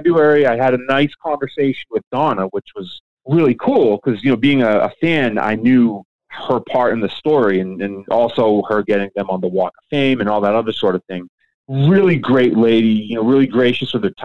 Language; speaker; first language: English; native; English